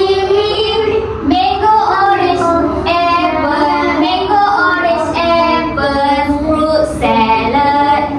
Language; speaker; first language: English; non-native, local second language; Malay